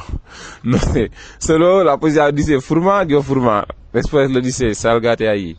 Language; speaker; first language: Spanish; non-native, learner; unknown